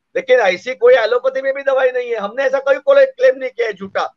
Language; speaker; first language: Hindi; non-native, local second language; Marathi